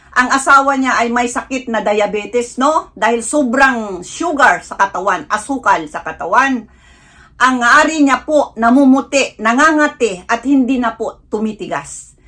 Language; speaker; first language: Filipino; non-native, local second language; Iloko